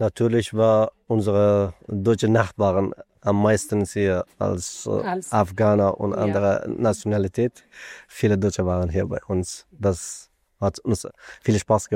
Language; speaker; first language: German; non-native, learner; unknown